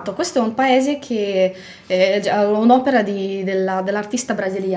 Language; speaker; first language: Italian; non-native, fluent; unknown